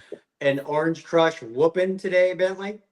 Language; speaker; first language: English; native; English